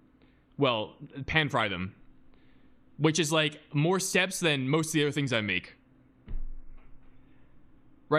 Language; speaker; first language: English; native; English